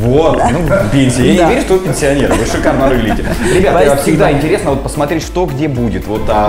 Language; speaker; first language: Russian; native; Russian